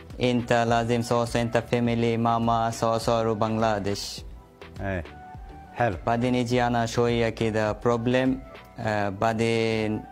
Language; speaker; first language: Arabic; non-native, learner; Bangla